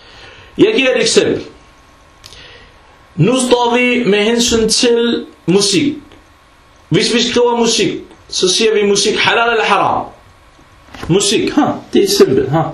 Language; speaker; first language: Danish; early bilingual, other home language; Arabic